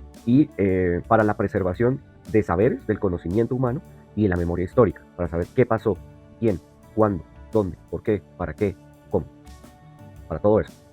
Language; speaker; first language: Spanish; native; Spanish